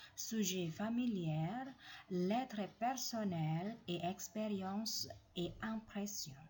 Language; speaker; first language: French; non-native, fluent; Indonesian